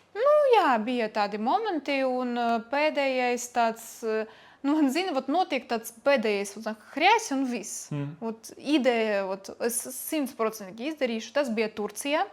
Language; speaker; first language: Latvian; non-native, local second language; Russian